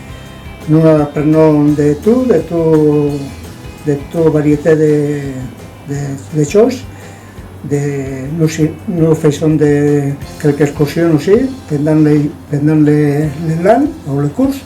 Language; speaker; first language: French; non-native, learner; Basque